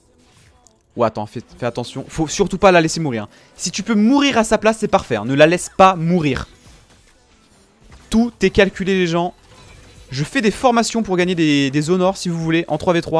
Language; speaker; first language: French; native; French